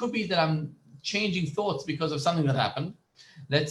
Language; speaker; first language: English; native; English